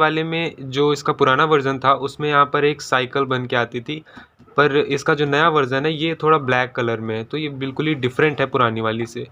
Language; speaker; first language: Hindi; native; Hindi